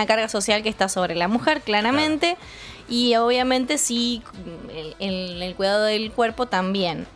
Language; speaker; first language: Spanish; native; Spanish